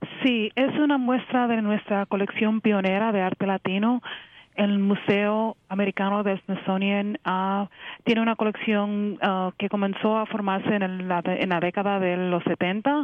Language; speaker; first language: Spanish; early bilingual, heritage; Spanish